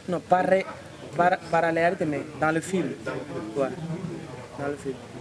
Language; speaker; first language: French; non-native, local second language; Wolof